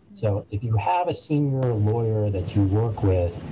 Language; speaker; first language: English; native; English